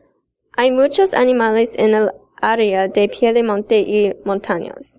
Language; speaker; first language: Spanish; non-native, learner; English